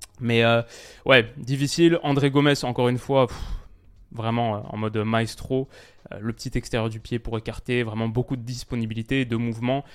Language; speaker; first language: French; native; French